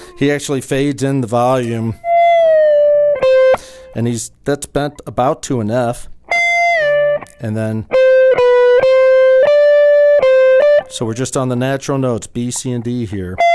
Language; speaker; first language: English; native; English